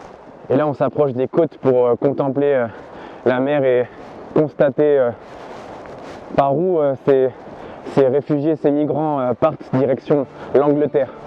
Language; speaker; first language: French; native; French